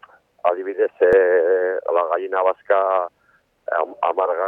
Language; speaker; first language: Basque; non-native, local second language; Spanish